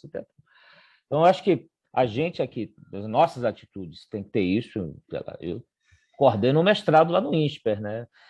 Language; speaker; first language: Portuguese; native; Portuguese